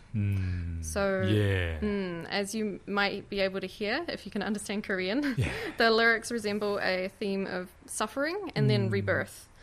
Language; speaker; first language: English; native; English